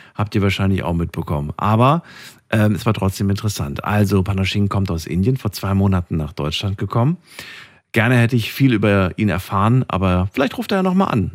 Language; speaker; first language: German; native; German